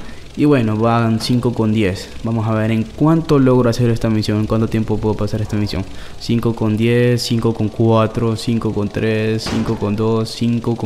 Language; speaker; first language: Spanish; native; Spanish